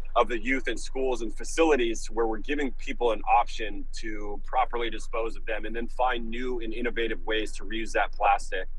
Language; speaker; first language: English; native; English